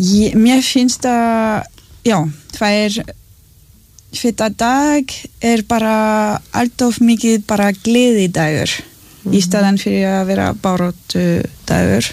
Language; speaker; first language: Icelandic; non-native, learner; French